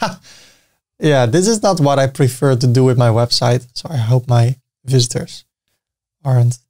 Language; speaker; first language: English; non-native, fluent; Dutch